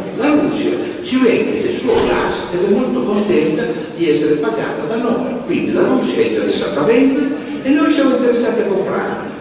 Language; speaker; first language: Italian; native; Italian